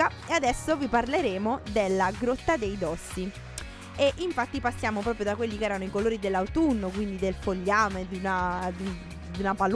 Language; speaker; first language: Italian; native; Italian